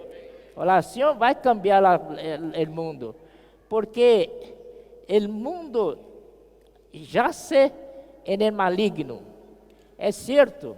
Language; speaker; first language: Spanish; non-native, fluent; Portuguese